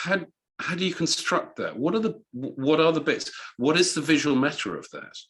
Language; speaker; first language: English; native; English